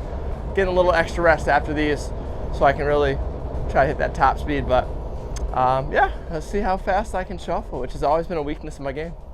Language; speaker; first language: English; native; English